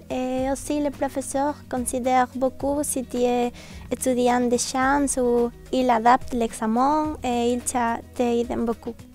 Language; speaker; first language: French; non-native, learner; Spanish